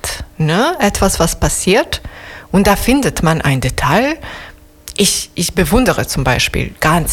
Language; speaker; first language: German; non-native, fluent; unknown